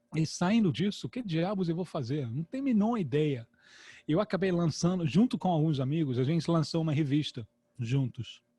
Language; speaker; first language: Portuguese; non-native, fluent; English